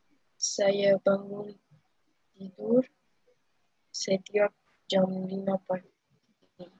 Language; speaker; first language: Indonesian; non-native, learner; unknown